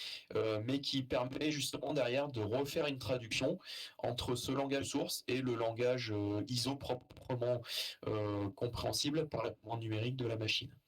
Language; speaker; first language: French; native; French